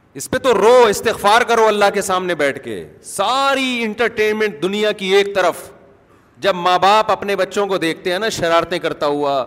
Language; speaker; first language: Urdu; native; Urdu